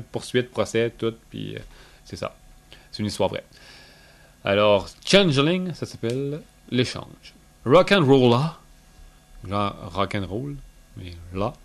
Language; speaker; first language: French; native; French